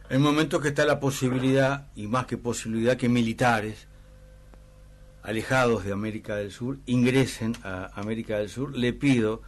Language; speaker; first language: Spanish; native; Spanish